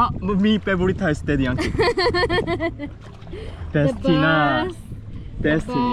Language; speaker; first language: Spanish; non-native, learner; Korean